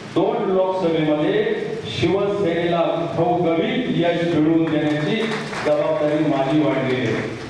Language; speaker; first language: Marathi; native; Marathi